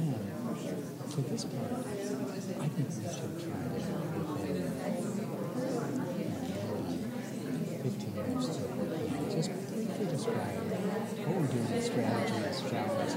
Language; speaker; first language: English; native; English